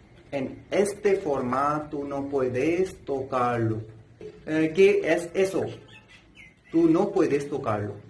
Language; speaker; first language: Spanish; non-native, fluent; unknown